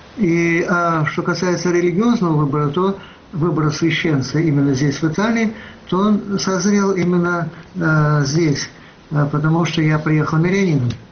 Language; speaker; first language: Russian; native; Russian